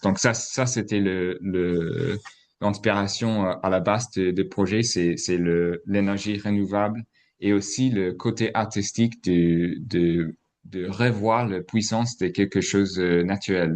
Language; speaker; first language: French; non-native, fluent; English